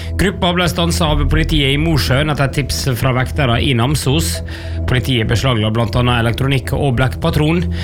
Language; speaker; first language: Norwegian; native; Norwegian